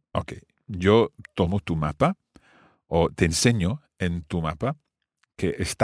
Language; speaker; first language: Spanish; non-native, fluent; English